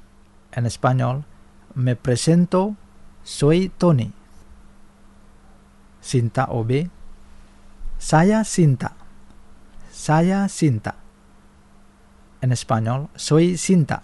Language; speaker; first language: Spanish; non-native, fluent; Indonesian